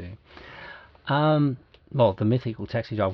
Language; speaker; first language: English; native; English